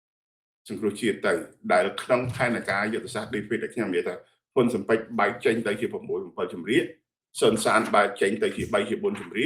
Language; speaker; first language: Khmer; native; Khmer